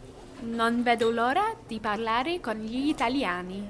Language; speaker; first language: Italian; non-native, learner; English